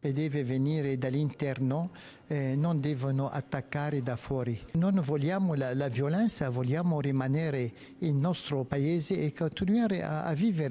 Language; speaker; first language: Italian; non-native, fluent; Arabic